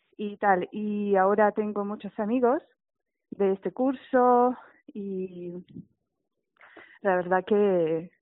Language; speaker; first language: Spanish; non-native, learner; Russian